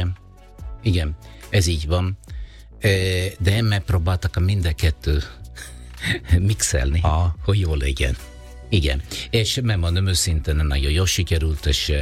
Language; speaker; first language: Hungarian; non-native, fluent; Italian